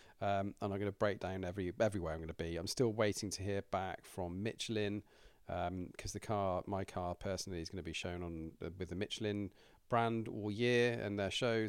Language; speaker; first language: English; native; English